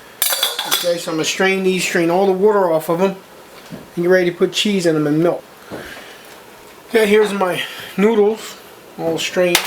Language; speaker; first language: English; native; English